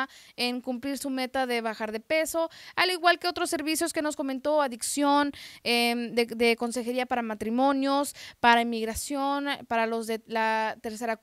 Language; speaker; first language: Spanish; native; Spanish